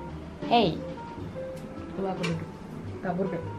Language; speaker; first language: Korean; non-native, fluent; Indonesian